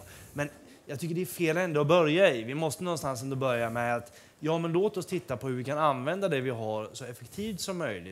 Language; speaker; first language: Swedish; native; Swedish